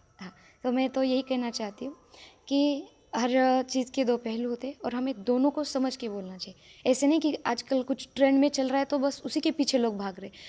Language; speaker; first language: Hindi; non-native, local second language; Marathi